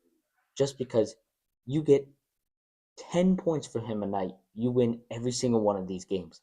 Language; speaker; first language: English; native; English